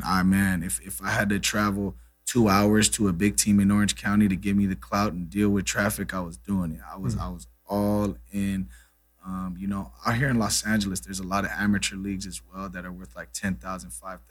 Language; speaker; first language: English; early bilingual, other home language; Portuguese